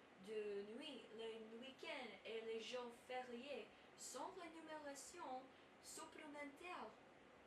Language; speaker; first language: French; non-native, learner; English